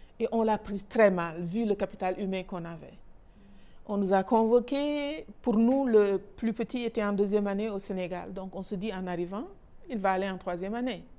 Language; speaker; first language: French; non-native, local second language; Wolof